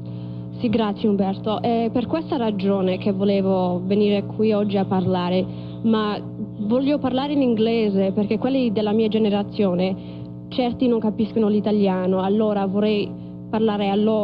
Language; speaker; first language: Italian; early bilingual, heritage; Italian